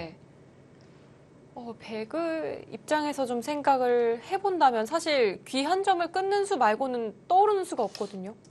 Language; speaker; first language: Korean; native; Korean